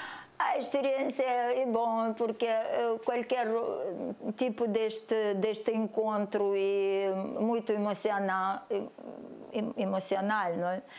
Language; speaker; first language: Portuguese; non-native, learner; Russian